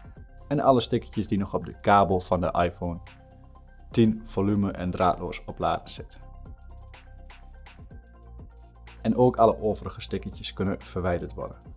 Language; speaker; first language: Dutch; native; Dutch